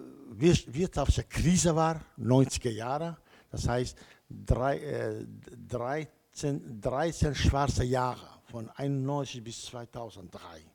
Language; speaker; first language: German; non-native, learner; Kurdish